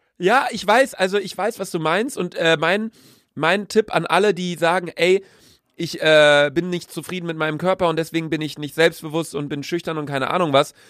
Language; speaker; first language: German; native; German